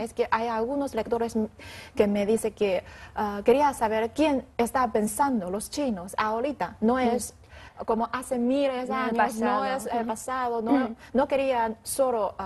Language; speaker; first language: Spanish; non-native, learner; Chinese